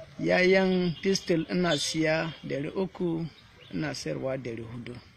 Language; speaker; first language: Hausa; non-native, local second language; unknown